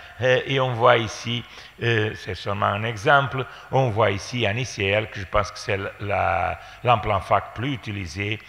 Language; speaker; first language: French; non-native, fluent; Portuguese